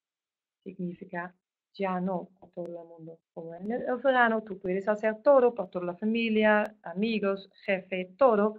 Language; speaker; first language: Spanish; non-native, fluent; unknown